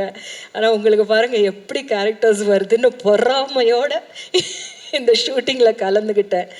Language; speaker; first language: Tamil; native; Tamil